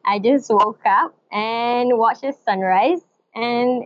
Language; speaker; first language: English; non-native, local second language; Malay